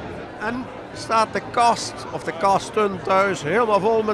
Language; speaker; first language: Dutch; native; Dutch